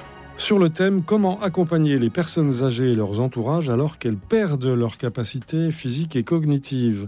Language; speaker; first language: French; native; French